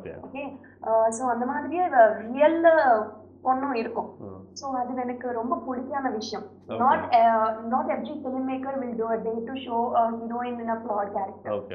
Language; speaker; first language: Tamil; non-native, learner; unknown